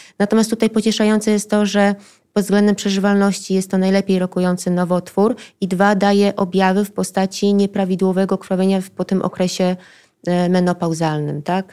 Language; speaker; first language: Polish; native; Polish